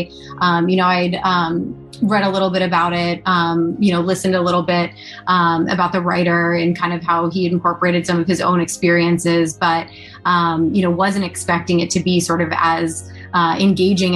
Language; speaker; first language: English; native; English